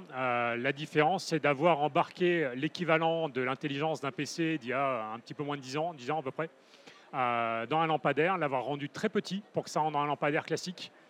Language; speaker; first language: French; native; French